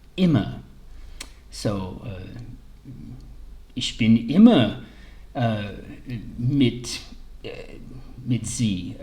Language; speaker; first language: German; early bilingual, heritage; English